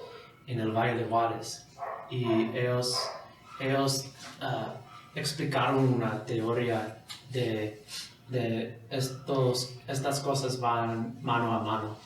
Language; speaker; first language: Spanish; non-native, fluent; English